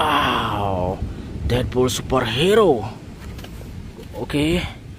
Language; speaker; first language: English; non-native, learner; Indonesian